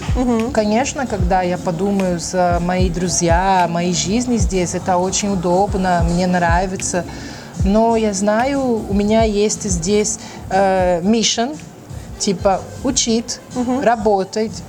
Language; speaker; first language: Russian; non-native, learner; Portuguese